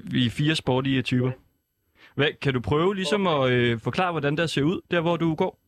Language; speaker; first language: Danish; native; Danish